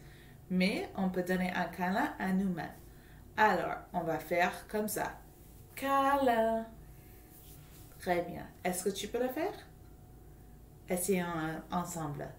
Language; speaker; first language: French; non-native, fluent; English